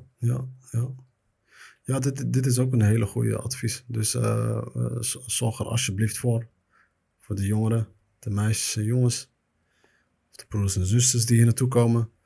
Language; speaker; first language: Dutch; early bilingual, other home language; Arabic